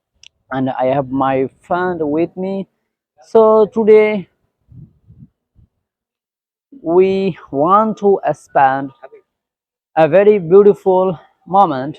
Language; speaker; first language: English; non-native, learner; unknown